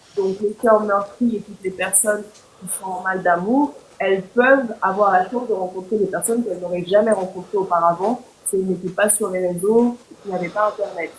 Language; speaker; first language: French; non-native, local second language; Haitian Creole